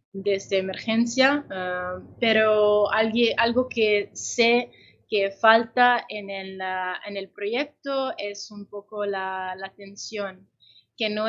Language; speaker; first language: Spanish; non-native, fluent; Italian